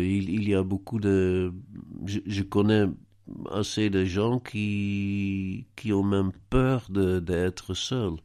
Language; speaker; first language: French; non-native, fluent; Dutch